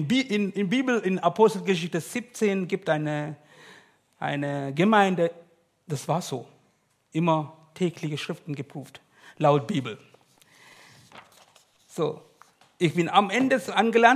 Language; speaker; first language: German; non-native, learner; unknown